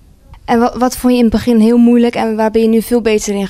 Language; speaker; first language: Dutch; native; Dutch